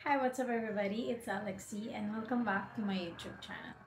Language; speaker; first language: English; non-native, local second language; Filipino